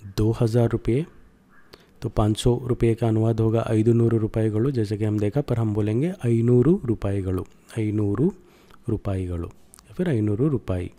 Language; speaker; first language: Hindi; non-native, local second language; Kannada